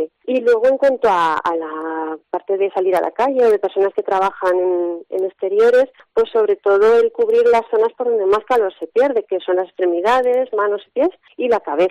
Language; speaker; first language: Spanish; native; Spanish